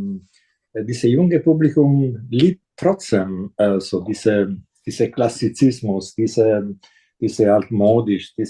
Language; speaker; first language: German; non-native, fluent; Italian